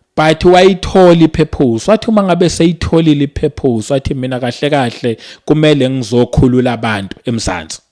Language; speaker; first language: Zulu; native; Zulu